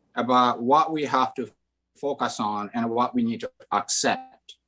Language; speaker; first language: English; non-native, fluent; Croatian